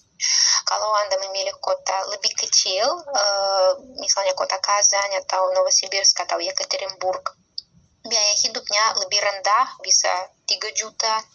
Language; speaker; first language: Indonesian; non-native, fluent; Russian